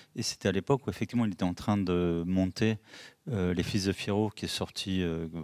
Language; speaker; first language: French; early bilingual, other home language; Spanish